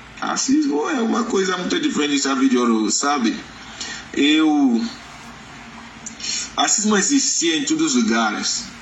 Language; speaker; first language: Portuguese; non-native, learner; Yoruba